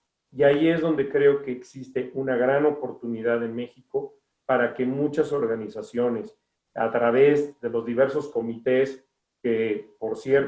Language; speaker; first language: Spanish; native; Spanish